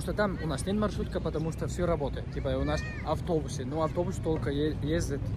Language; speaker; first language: Russian; non-native, learner; Spanish